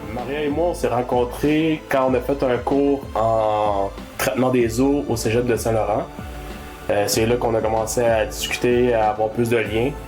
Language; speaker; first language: French; native; French